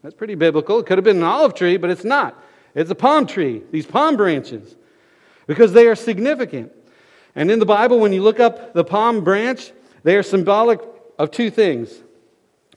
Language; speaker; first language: English; native; English